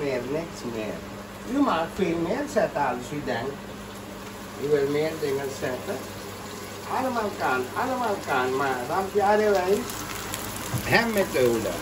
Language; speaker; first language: Dutch; non-native, local second language; Caribbean Hindustani